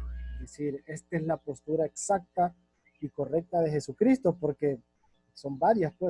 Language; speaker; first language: Spanish; native; Spanish